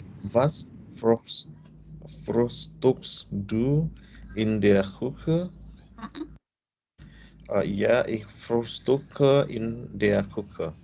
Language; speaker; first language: German; non-native, learner; Indonesian